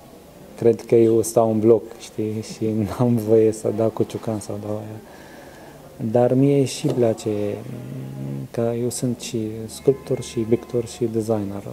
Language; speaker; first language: Romanian; non-native, learner; Arabic